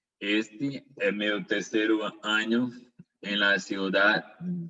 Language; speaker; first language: Portuguese; non-native, learner; Spanish